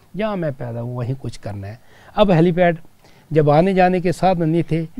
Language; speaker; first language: Hindi; native; Hindi